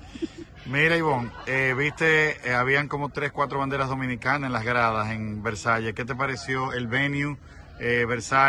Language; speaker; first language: Spanish; native; Spanish